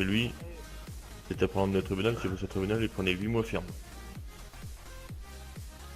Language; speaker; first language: French; native; French